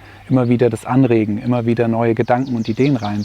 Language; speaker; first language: German; native; German